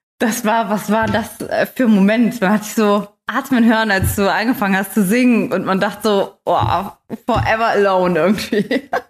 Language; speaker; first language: German; native; German